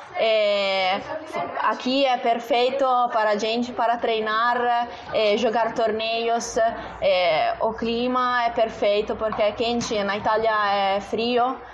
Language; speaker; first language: Portuguese; non-native, fluent; Italian